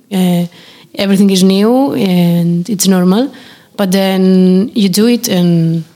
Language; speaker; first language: English; non-native, fluent; Spanish